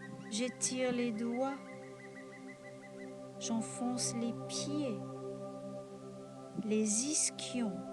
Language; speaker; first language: French; native; French